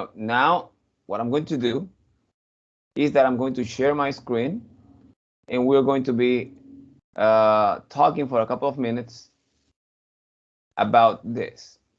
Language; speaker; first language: English; non-native, fluent; Spanish